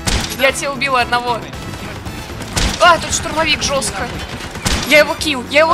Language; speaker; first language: Russian; native; Russian